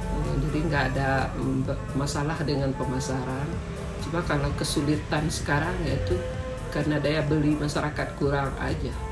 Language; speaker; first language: Indonesian; non-native, local second language; Minangkabau